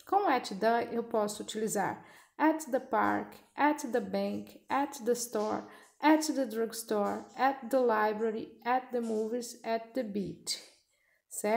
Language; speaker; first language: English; non-native, fluent; Portuguese